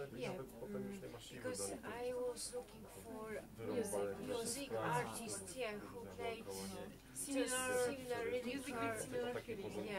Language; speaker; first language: English; non-native, fluent; Polish